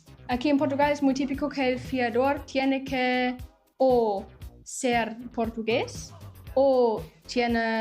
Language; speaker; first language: Spanish; non-native, fluent; German